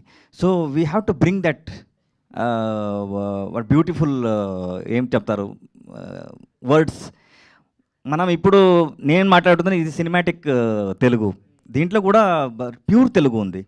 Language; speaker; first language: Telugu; non-native, learner; Kannada